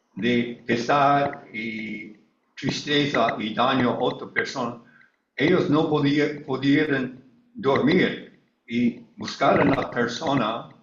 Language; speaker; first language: Spanish; non-native, learner; English